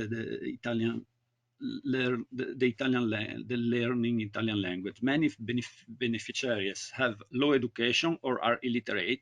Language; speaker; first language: English; non-native, learner; Italian